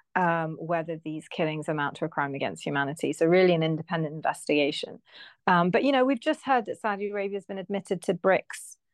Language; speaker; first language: English; native; English